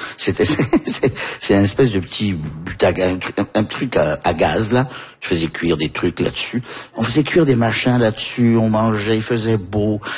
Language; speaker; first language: French; early bilingual, heritage; French